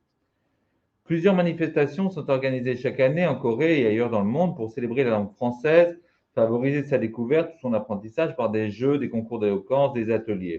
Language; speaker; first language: French; native; French